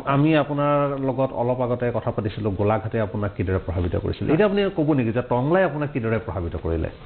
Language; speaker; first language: Assamese; native; Assamese